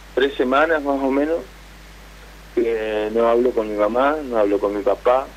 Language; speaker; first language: Spanish; native; Spanish